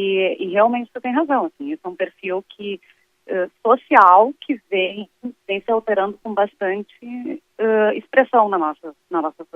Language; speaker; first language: Portuguese; native; Portuguese